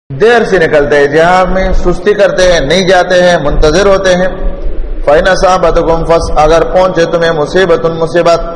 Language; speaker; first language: Urdu; non-native, local second language; Pashto